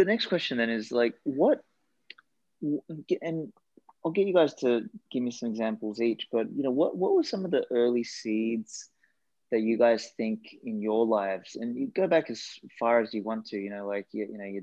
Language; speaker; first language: English; non-native, local second language; Macedonian